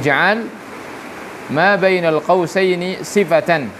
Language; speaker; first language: Arabic; non-native, fluent; Indonesian